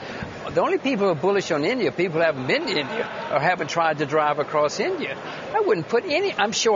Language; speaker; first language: English; native; English